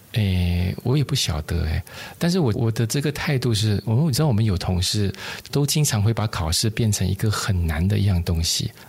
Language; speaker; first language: Chinese; native; Chinese